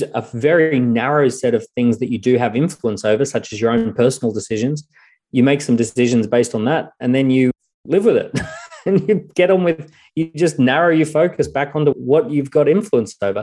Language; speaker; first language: English; native; English